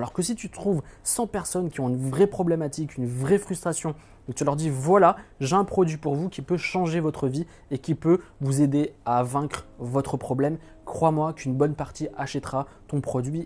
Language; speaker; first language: French; native; French